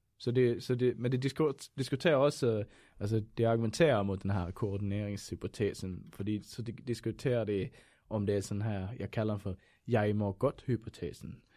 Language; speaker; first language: Danish; non-native, fluent; Swedish